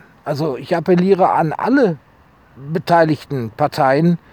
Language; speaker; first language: German; native; German